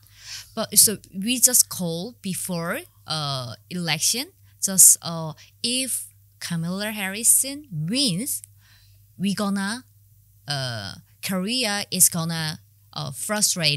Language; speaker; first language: English; non-native, learner; Korean